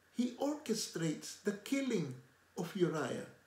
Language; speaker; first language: English; non-native, local second language; Filipino